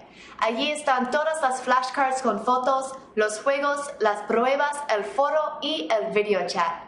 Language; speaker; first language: Spanish; non-native, fluent; English